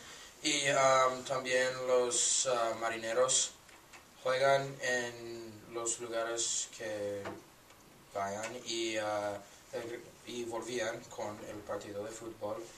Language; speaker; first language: Spanish; non-native, learner; English